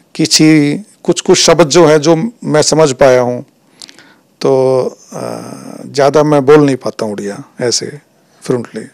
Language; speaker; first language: Hindi; native; Hindi